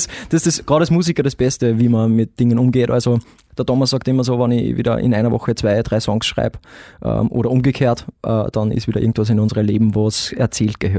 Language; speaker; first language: German; native; German